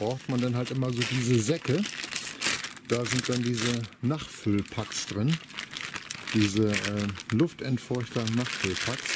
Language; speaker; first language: German; native; German